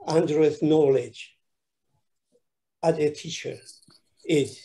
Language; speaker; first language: English; non-native, learner; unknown